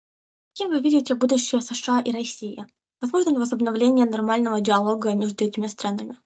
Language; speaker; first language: Russian; native; Russian